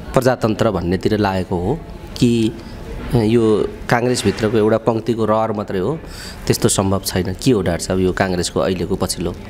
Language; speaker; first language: Nepali; native; Nepali